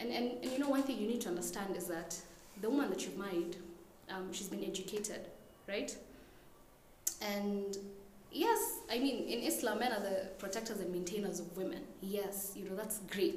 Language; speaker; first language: English; non-native, local second language; Somali